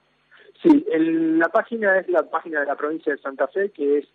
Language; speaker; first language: Spanish; native; Spanish